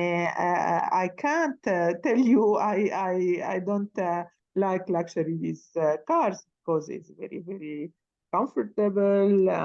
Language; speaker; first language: English; non-native, learner; Arabic